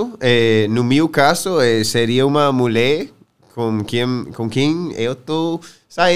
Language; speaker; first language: Portuguese; non-native, learner; English